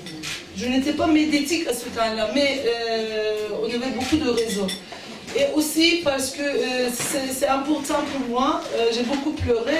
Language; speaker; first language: French; non-native, fluent; Turkish